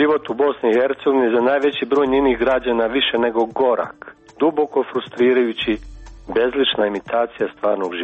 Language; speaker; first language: Serbian; native; Serbian